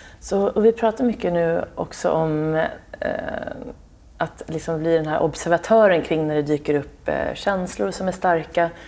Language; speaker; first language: Swedish; native; Swedish